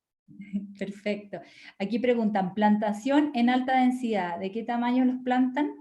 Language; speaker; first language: Spanish; native; Spanish